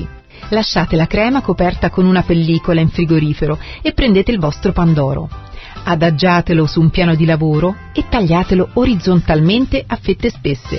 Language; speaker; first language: Italian; native; Italian